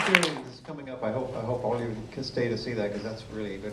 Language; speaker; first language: English; native; English